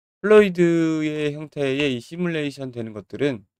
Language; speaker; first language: Korean; native; Korean